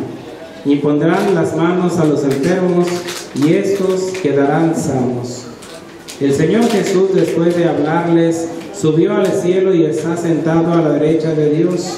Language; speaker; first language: Spanish; native; Spanish